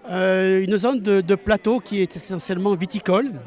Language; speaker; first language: French; native; French